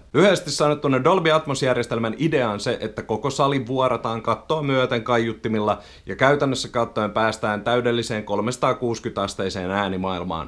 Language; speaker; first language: Finnish; native; Finnish